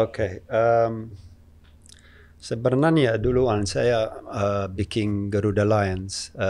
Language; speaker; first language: Indonesian; non-native, fluent; English